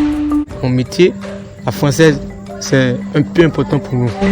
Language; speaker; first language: French; non-native, learner; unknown